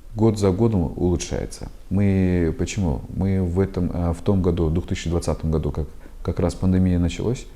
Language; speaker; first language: Russian; non-native, local second language; Kazakh